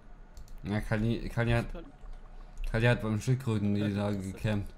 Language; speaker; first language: German; native; German